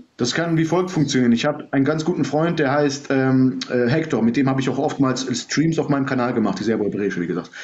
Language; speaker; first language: German; early bilingual, other home language; Serbian